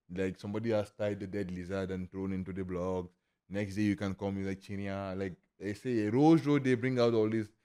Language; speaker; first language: English; non-native, local second language; Igbo